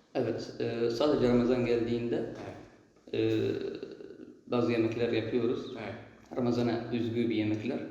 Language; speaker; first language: Turkish; non-native, learner; Arabic